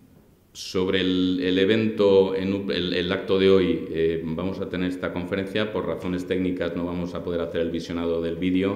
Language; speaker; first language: Spanish; native; Spanish